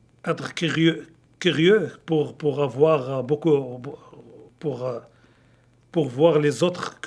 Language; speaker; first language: French; non-native, local second language; Arabic